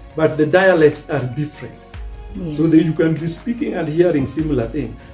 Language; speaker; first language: English; non-native, local second language; Luo (Kenya and Tanzania)